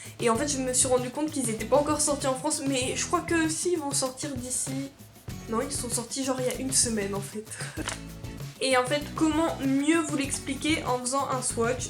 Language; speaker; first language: French; native; French